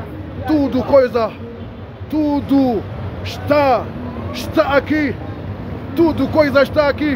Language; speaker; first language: Portuguese; non-native, learner; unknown